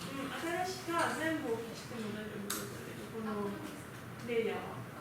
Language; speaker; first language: Japanese; non-native, learner; French